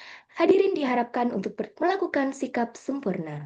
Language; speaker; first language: Indonesian; native; Indonesian